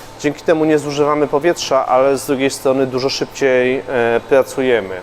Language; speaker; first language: Polish; native; Polish